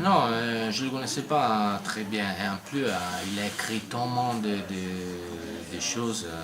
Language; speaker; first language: French; non-native, learner; Italian